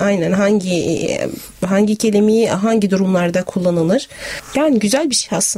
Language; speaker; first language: Turkish; non-native, fluent; Arabic